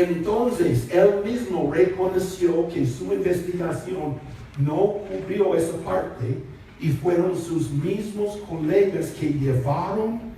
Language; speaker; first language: Spanish; non-native, fluent; English